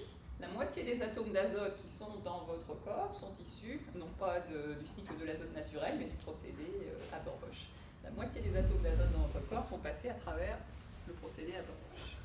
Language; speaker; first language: French; native; French